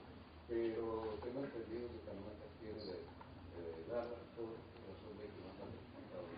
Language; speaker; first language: Spanish; native; Spanish